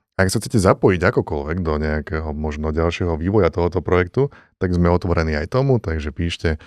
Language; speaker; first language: Slovak; native; Slovak